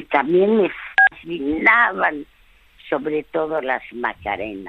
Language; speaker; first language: Spanish; early bilingual, other home language; French